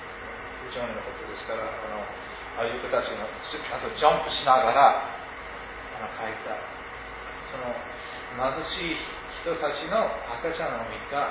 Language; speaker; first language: Japanese; non-native, fluent; English